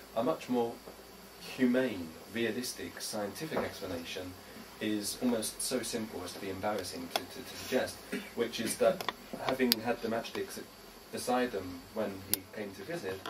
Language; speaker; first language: English; native; English